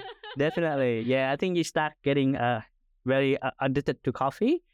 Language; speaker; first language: English; non-native, fluent; Vietnamese